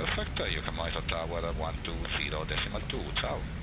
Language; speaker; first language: English; non-native, fluent; Italian